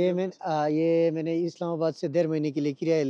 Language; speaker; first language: Hindi; non-native, fluent; Bangla